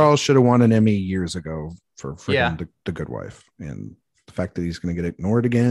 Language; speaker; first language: English; native; English